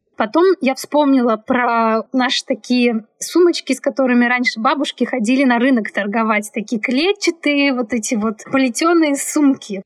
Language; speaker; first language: Russian; native; Russian